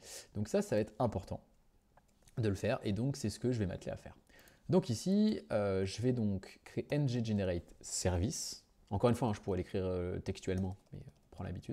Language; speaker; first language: French; native; French